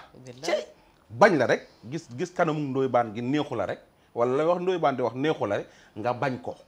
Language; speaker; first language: Wolof; native; Wolof